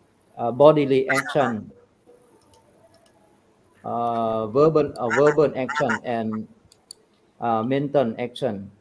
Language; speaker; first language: English; non-native, fluent; Thai